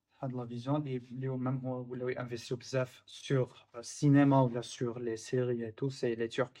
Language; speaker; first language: French; non-native, local second language; Arabic